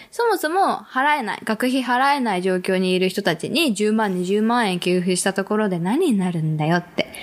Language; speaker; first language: Japanese; native; Japanese